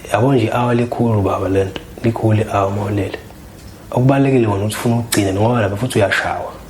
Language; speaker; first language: Zulu; native; Zulu